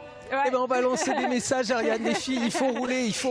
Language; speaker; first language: French; native; French